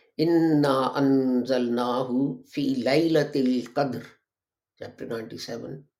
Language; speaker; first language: Urdu; native; Urdu